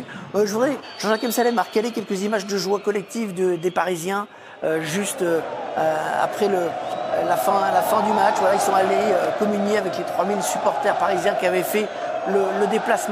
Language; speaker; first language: French; native; French